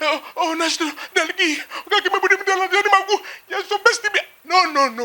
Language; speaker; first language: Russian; non-native, fluent; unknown